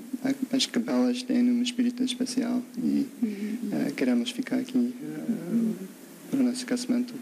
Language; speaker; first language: Portuguese; non-native, learner; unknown